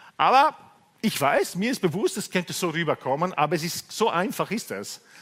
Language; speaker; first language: German; non-native, fluent; Italian